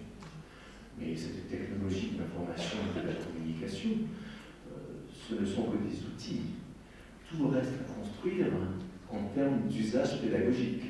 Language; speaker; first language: French; native; French